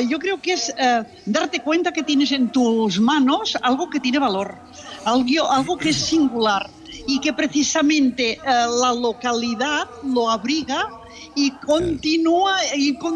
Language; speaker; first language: Spanish; non-native, local second language; Catalan